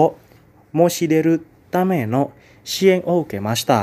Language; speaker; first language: Japanese; non-native, fluent; Indonesian